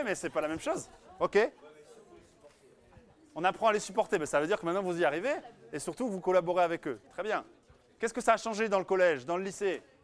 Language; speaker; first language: French; native; French